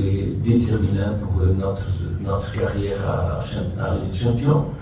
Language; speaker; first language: French; non-native, fluent; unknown